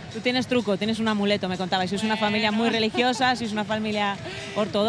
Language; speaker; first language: Spanish; native; Spanish